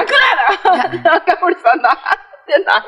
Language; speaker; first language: Japanese; native; Japanese